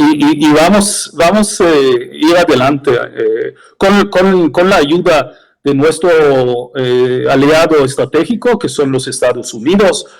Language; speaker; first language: Spanish; non-native, fluent; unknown